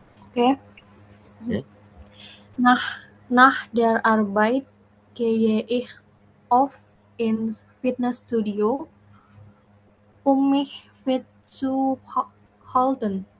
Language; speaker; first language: German; non-native, learner; Indonesian